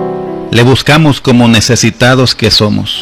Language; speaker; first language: Spanish; native; Spanish